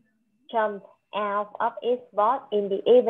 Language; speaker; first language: English; non-native, fluent; Vietnamese